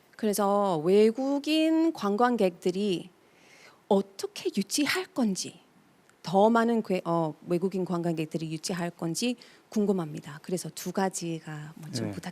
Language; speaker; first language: Korean; non-native, fluent; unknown